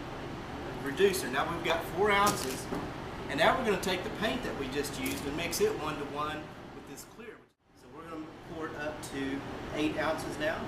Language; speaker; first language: English; native; English